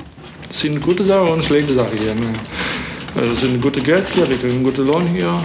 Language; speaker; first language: German; non-native, learner; Romanian